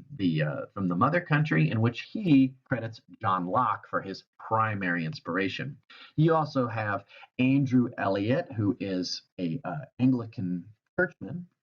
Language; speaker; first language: English; native; English